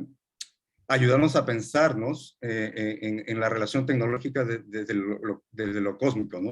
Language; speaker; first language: Spanish; native; Spanish